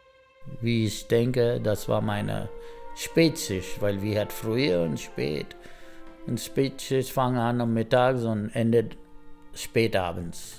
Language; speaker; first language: German; non-native, learner; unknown